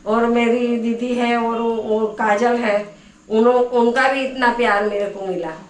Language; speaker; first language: Hindi; non-native, local second language; Gujarati